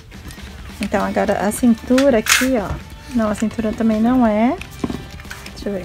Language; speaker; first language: Portuguese; native; Portuguese